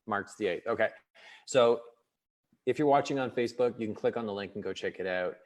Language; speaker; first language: English; native; English